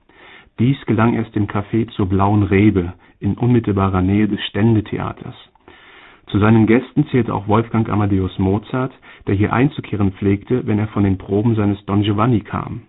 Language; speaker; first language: German; native; German